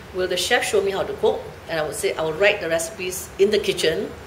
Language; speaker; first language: English; native; English